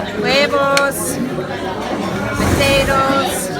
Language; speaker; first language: Spanish; non-native, learner; English